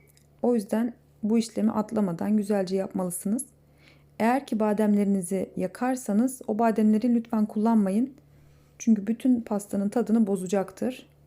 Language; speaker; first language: Turkish; native; Turkish